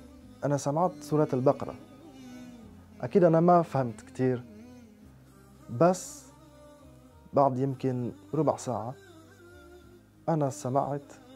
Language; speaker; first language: Arabic; non-native, fluent; French